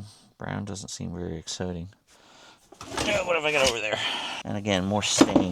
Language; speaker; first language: English; native; English